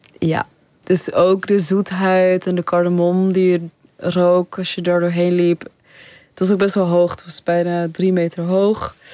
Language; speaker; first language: Dutch; early bilingual, other home language; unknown